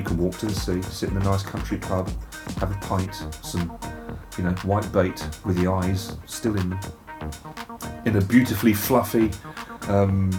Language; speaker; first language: English; native; English